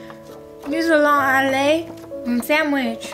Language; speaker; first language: French; non-native, learner; English